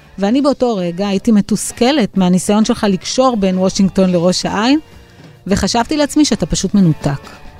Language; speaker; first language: Hebrew; native; Hebrew